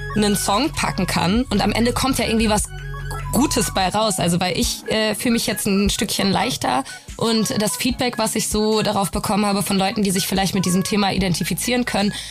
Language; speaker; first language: German; native; German